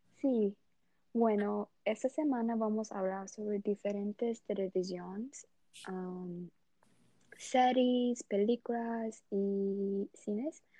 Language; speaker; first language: Spanish; non-native, learner; English